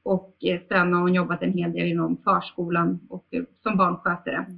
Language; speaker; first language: Swedish; early bilingual, other home language; Bosnian